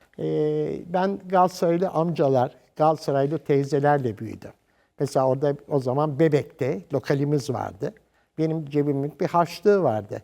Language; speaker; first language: Turkish; native; Turkish